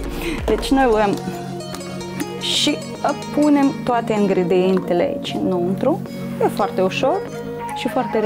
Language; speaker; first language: Romanian; non-native, local second language; Russian